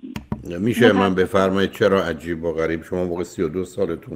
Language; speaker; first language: Persian; native; Persian